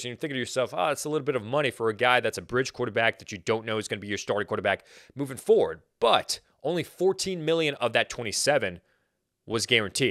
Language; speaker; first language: English; native; English